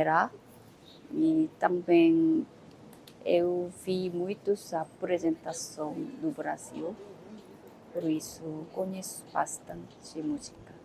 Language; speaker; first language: Portuguese; non-native, learner; Korean